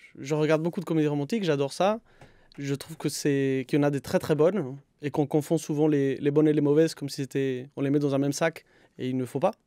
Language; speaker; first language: French; non-native, fluent; Spanish